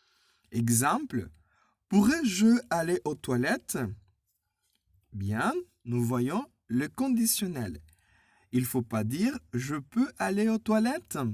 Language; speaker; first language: French; non-native, fluent; Spanish